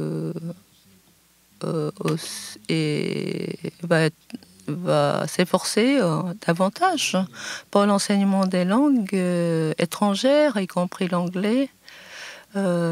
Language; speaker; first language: French; non-native, fluent; Japanese